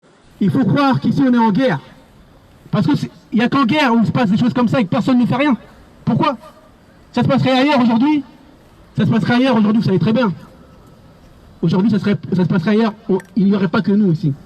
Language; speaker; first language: French; native; French